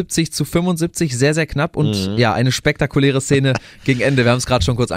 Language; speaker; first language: German; native; German